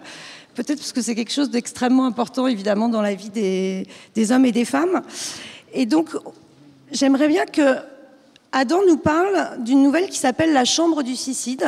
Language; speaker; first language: French; native; French